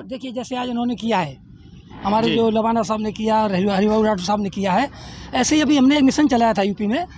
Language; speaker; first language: Hindi; native; Hindi